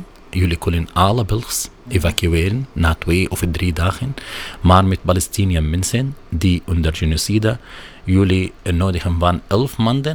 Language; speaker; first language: Dutch; non-native, learner; Arabic